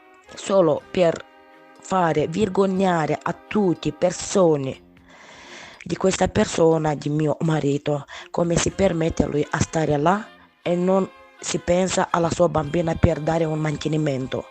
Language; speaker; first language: Italian; non-native, learner; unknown